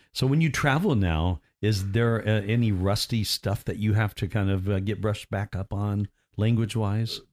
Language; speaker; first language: English; native; English